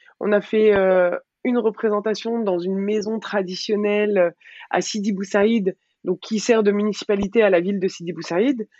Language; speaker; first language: French; early bilingual, other home language; Arabic